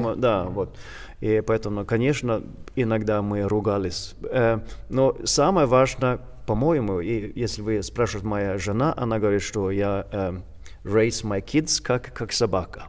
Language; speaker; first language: Russian; non-native, learner; Swedish